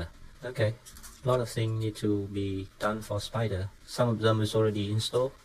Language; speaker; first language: English; non-native, fluent; Vietnamese